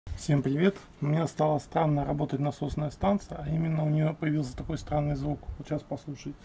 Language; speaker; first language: Russian; native; Russian